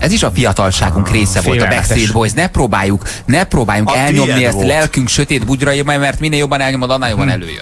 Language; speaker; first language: Hungarian; native; Hungarian